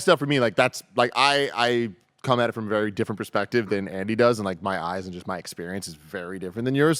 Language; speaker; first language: English; native; English